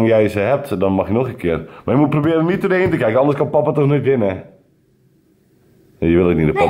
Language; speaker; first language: Dutch; native; Dutch